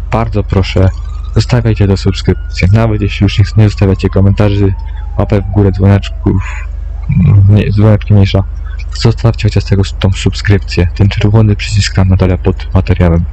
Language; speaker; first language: Polish; native; Polish